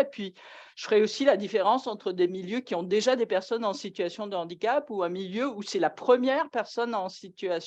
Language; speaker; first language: French; native; French